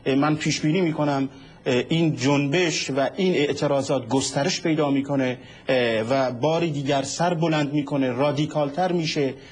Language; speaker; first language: Persian; non-native, local second language; Central Kurdish